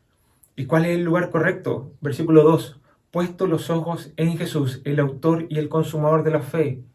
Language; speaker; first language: Spanish; native; Spanish